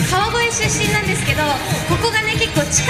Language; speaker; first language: Japanese; native; Japanese